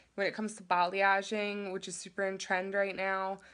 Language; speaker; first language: English; native; English